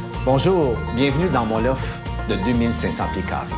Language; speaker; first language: French; native; French